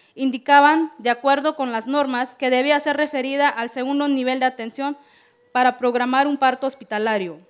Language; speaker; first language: Spanish; non-native, local second language; Tzeltal